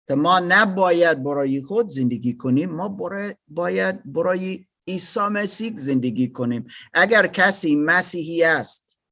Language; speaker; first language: Persian; non-native, learner; English